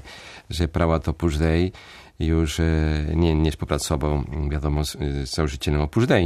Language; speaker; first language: Polish; non-native, fluent; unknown